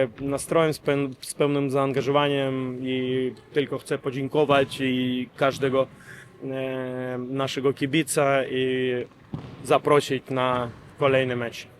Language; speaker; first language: Polish; non-native, learner; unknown